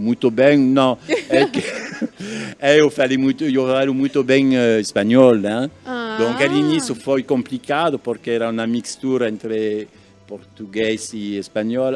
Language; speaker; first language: Portuguese; non-native, learner; French